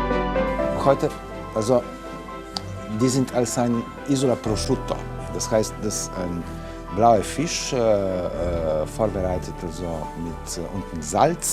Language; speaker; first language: German; non-native, learner; Slovenian